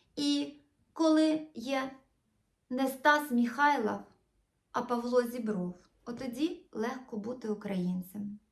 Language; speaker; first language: Ukrainian; non-native, local second language; Russian